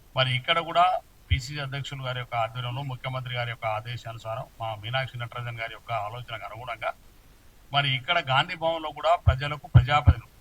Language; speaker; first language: Telugu; non-native, local second language; Lambadi